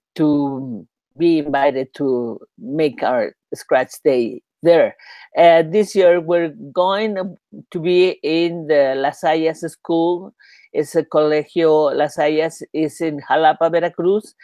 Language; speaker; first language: English; non-native, learner; Spanish